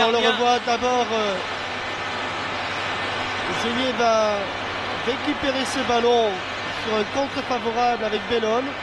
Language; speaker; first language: French; native; French